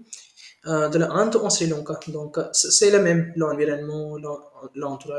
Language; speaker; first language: French; non-native, learner; Hindi